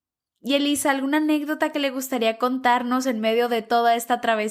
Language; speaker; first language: Spanish; native; Spanish